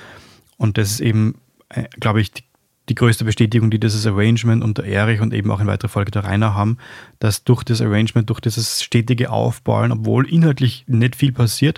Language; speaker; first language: German; native; German